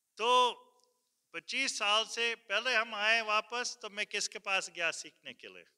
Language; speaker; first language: Hindi; early bilingual, heritage; Hindi